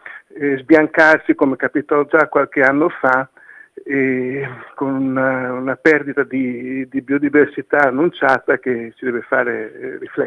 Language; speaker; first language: Italian; native; Italian